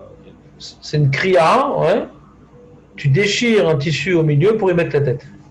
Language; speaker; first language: French; native; French